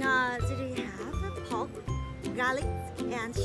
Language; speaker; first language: English; non-native, learner; Vietnamese